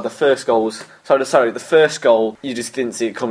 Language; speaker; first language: English; native; English